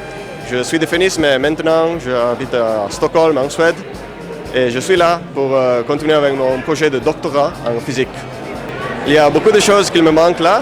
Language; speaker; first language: French; non-native, local second language; Italian